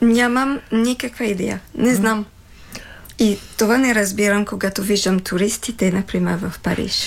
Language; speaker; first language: Bulgarian; non-native, fluent; French